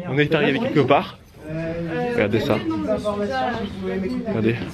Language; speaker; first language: French; native; French